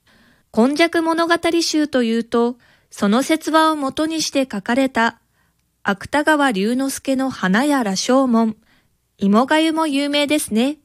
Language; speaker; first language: Japanese; native; Japanese